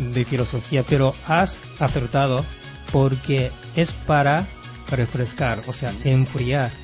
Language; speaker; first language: Spanish; non-native, fluent; Japanese